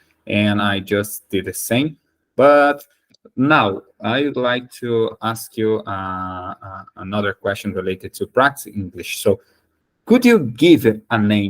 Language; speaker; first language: English; non-native, fluent; Portuguese